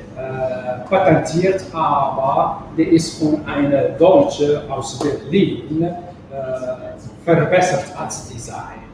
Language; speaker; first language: German; non-native, fluent; Arabic